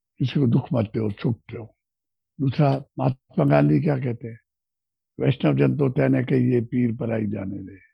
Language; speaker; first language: Hindi; native; Hindi